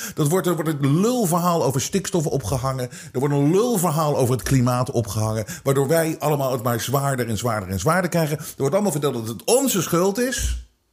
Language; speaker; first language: Dutch; native; Dutch